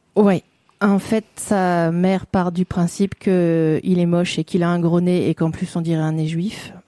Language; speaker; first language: French; native; French